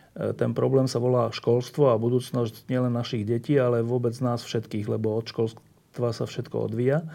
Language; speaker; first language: Slovak; native; Slovak